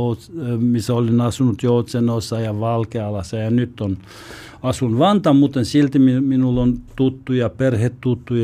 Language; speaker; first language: Finnish; non-native, learner; Albanian